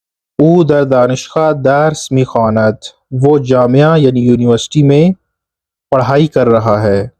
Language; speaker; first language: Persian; non-native, fluent; Urdu